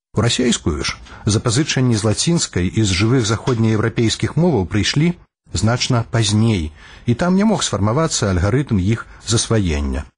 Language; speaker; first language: Belarusian; native; Belarusian